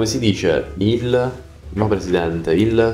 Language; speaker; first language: Italian; native; Italian